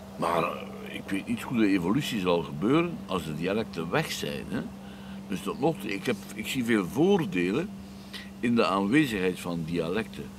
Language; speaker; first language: Dutch; native; Dutch